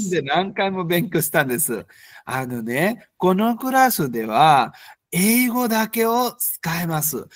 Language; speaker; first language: Japanese; non-native, fluent; Bangla